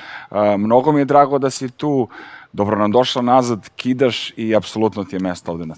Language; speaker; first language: Serbian; native; Serbian